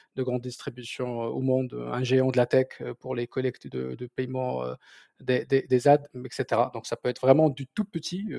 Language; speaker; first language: French; non-native, local second language; Berber languages